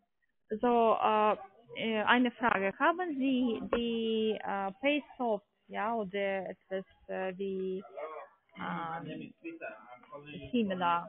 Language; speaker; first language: German; non-native, learner; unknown